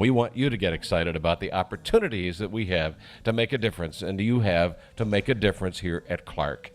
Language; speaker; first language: English; native; English